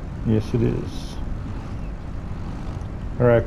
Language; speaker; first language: English; native; English